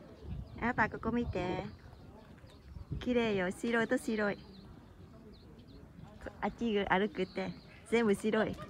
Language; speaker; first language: Japanese; non-native, learner; Vietnamese